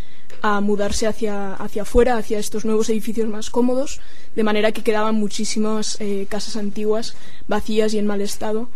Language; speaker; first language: Spanish; native; Spanish